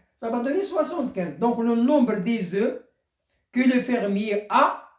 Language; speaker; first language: French; non-native, local second language; Arabic